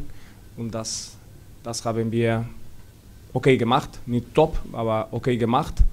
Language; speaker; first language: German; non-native, learner; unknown